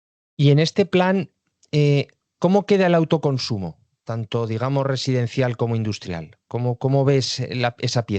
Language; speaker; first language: Spanish; native; Spanish